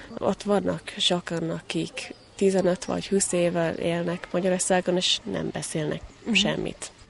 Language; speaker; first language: Hungarian; non-native, learner; English